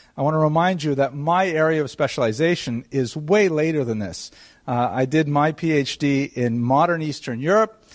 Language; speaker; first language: English; native; English